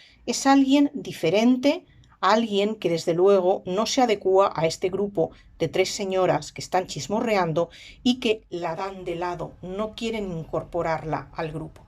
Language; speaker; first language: Spanish; native; Spanish